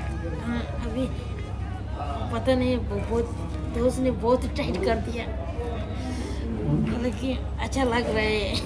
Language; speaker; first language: Hindi; non-native, local second language; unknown